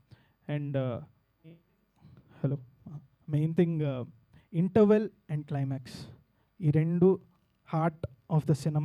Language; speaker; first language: Telugu; native; Telugu